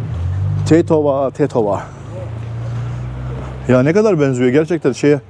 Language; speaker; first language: Turkish; native; Turkish